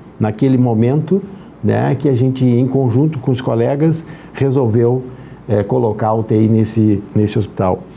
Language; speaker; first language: Portuguese; native; Portuguese